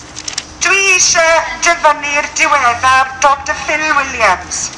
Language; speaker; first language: Welsh; non-native, local second language; English